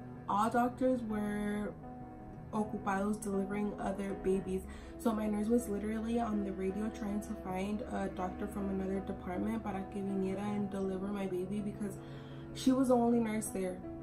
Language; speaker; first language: English; early bilingual, other home language; Spanish